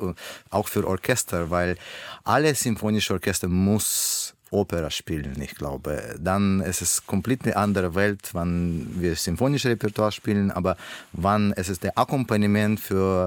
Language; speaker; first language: German; non-native, learner; Russian